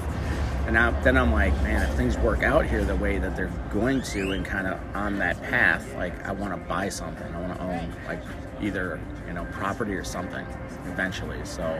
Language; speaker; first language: English; native; English